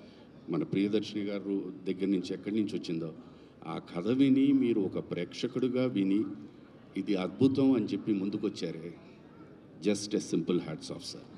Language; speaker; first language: Telugu; native; Telugu